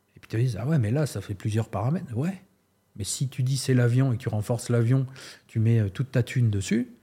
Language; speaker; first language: French; native; French